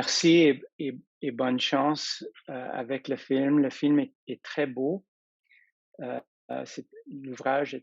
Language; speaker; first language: French; non-native, fluent; English